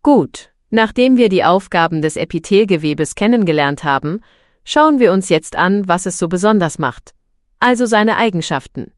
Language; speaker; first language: German; native; German